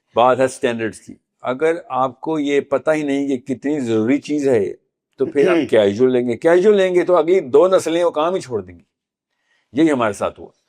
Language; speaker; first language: Urdu; native; Urdu